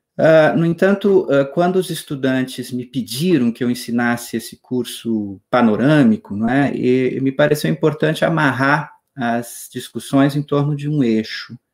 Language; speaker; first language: Portuguese; native; Portuguese